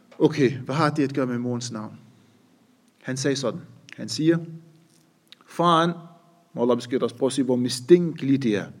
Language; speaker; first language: Danish; non-native, fluent; Arabic